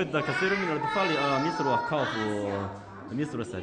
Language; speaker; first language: Arabic; non-native, learner; Chinese